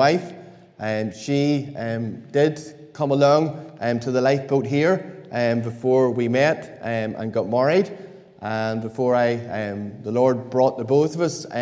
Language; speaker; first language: English; native; English